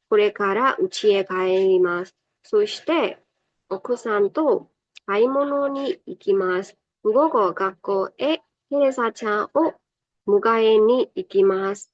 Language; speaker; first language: Japanese; non-native, fluent; Burmese